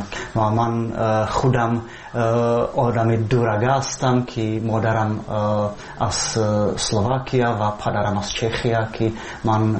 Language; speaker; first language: Persian; non-native, learner; Czech